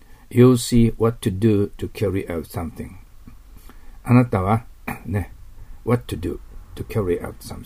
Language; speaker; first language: English; non-native, fluent; Japanese